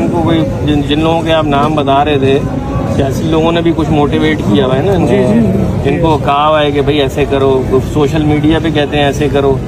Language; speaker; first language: Urdu; native; Urdu